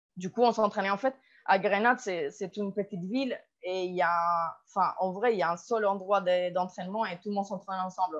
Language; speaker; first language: French; non-native, fluent; Spanish